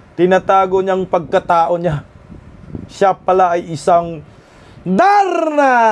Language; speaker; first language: Filipino; non-native, local second language; Cebuano